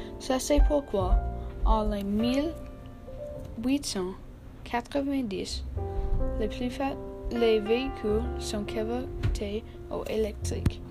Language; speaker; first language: French; non-native, learner; English